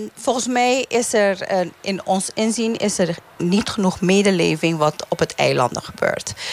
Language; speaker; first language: Dutch; non-native, local second language; Papiamento